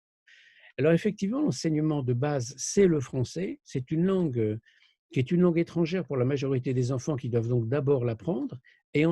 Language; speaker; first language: French; native; French